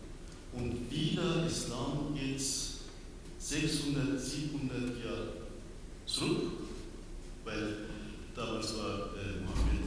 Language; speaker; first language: German; non-native, learner; Persian